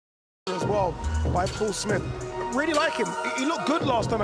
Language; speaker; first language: English; native; English